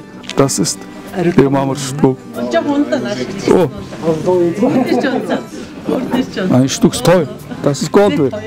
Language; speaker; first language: German; non-native, fluent; Mongolian